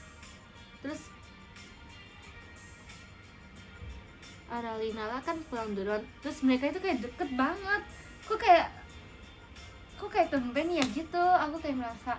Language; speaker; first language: Indonesian; native; Indonesian